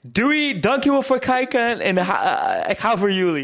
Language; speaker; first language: Dutch; non-native, learner; Arabic